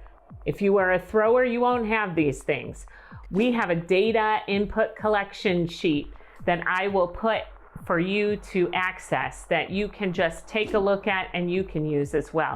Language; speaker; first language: English; native; English